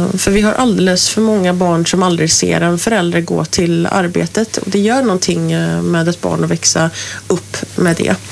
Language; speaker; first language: Swedish; native; Swedish